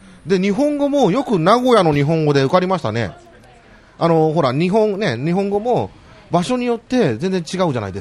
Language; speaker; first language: Japanese; native; Japanese